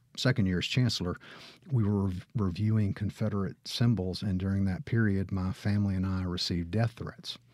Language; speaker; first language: English; native; English